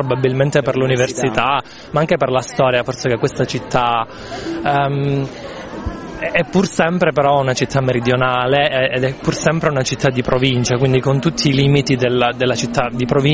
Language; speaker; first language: Italian; native; Italian